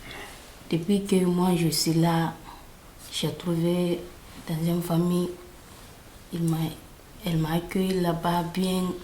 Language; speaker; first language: French; non-native, learner; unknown